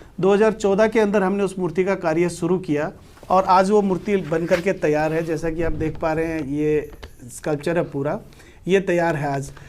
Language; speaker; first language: Hindi; native; Hindi